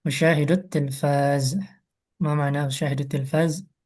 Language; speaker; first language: Arabic; non-native, fluent; Indonesian